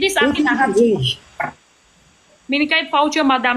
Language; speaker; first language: Filipino; non-native, learner; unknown